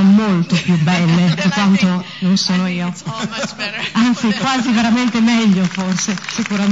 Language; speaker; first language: Italian; native; Italian